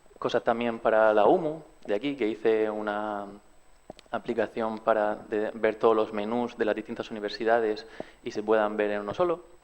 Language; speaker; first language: Spanish; early bilingual, other home language; Romanian